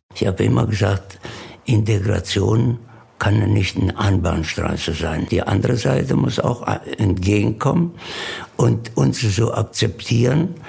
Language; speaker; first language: German; non-native, fluent; Italian